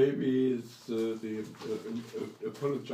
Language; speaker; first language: English; non-native, learner; German